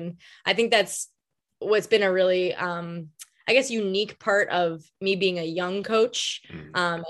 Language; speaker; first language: English; native; English